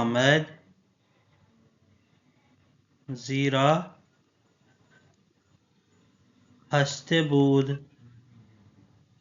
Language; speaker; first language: Persian; non-native, fluent; Urdu